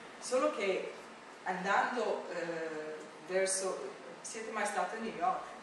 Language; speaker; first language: Italian; non-native, fluent; English